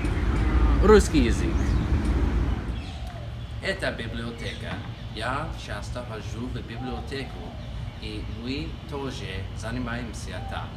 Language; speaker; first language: Russian; non-native, learner; English